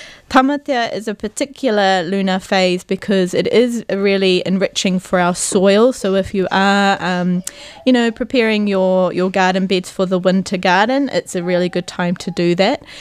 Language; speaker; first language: English; native; English